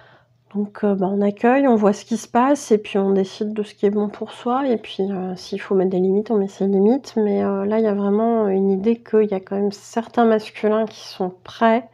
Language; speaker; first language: French; native; French